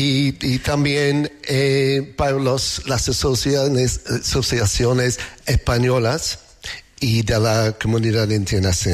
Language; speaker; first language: Spanish; non-native, learner; English